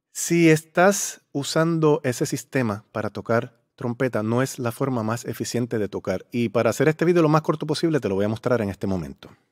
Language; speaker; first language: Spanish; native; Spanish